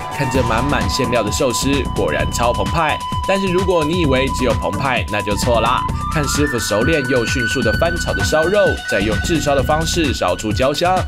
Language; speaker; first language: Chinese; native; Chinese